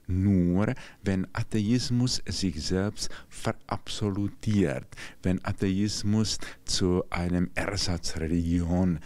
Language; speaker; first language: German; non-native, fluent; Czech